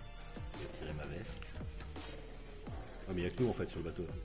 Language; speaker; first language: French; native; French